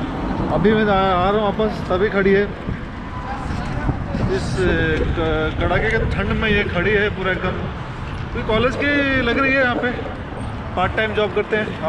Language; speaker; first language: Hindi; non-native, local second language; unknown